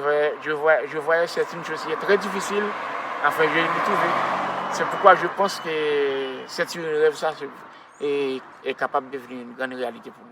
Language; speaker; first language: French; non-native, local second language; Haitian Creole